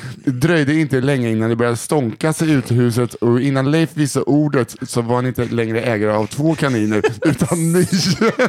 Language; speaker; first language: Swedish; native; Swedish